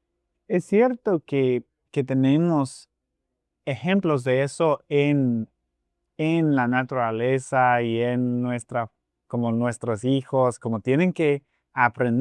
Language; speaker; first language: Spanish; non-native, fluent; English